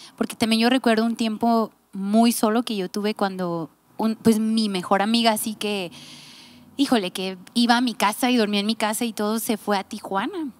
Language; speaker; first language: Spanish; native; Spanish